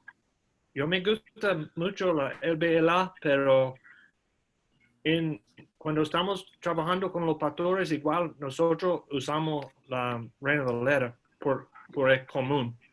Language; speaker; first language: Spanish; non-native, learner; English